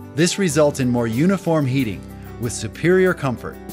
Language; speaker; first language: English; native; English